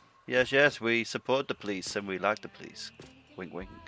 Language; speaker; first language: English; native; English